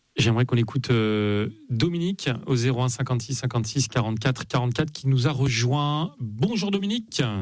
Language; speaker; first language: French; native; French